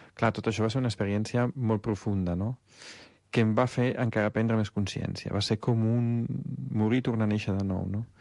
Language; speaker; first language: Catalan; non-native, fluent; Italian